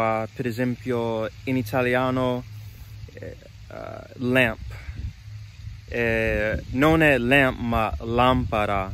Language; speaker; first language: Italian; non-native, learner; English